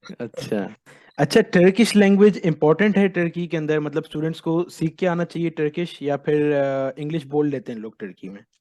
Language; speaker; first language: Urdu; native; Urdu